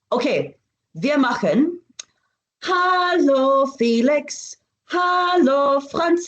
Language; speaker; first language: German; non-native, fluent; English